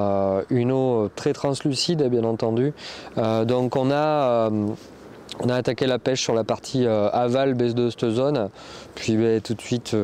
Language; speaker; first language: French; native; French